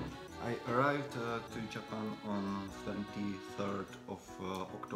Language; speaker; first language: English; non-native, fluent; Slovak